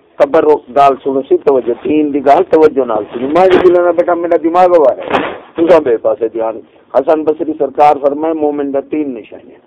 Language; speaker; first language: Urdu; non-native, local second language; Punjabi